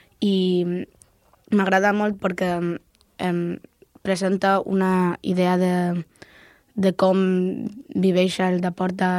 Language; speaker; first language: Catalan; non-native, local second language; Spanish